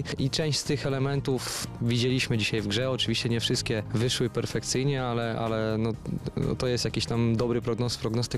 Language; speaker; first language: Polish; native; Polish